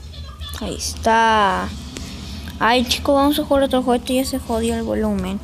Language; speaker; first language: Spanish; native; Spanish